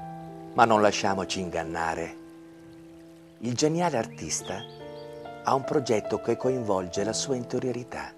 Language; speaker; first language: Italian; native; Italian